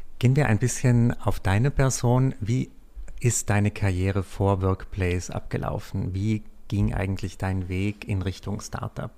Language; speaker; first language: German; native; German